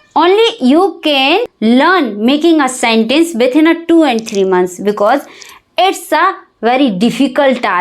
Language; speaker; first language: English; non-native, learner; Hindi